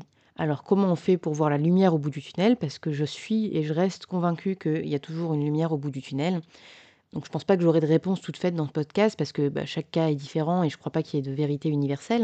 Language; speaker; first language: French; native; French